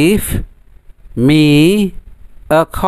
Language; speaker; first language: English; non-native, fluent; Indonesian